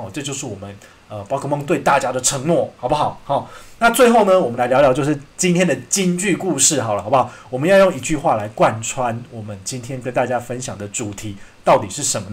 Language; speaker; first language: Chinese; native; Chinese